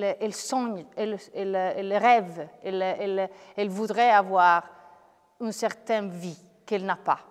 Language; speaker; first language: French; non-native, fluent; Italian